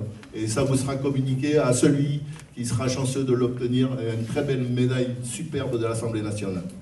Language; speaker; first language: French; native; French